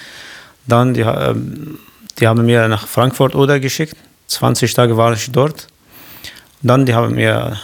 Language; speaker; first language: German; non-native, learner; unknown